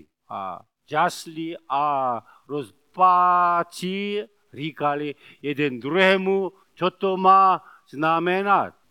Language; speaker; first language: Czech; non-native, learner; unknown